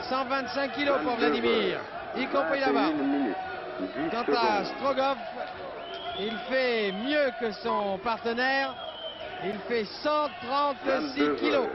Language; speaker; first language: French; native; French